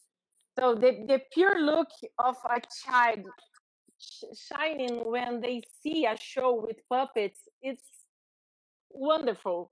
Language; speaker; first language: English; non-native, learner; Portuguese